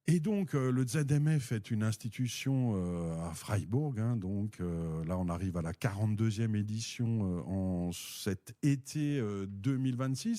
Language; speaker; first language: French; native; French